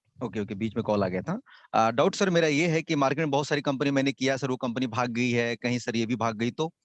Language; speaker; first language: Hindi; native; Hindi